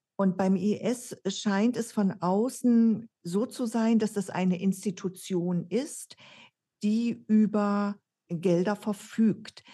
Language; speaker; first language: German; native; German